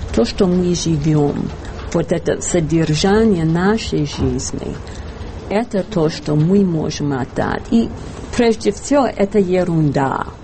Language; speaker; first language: Russian; non-native, fluent; English